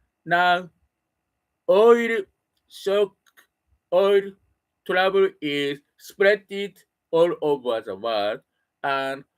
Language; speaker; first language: English; non-native, learner; Japanese